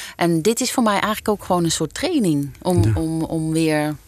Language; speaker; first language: Dutch; native; Dutch